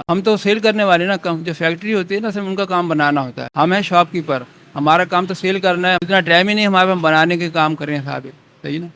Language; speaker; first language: Urdu; non-native, local second language; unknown